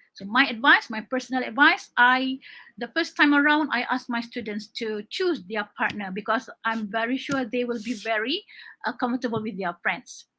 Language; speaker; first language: English; non-native, local second language; Malay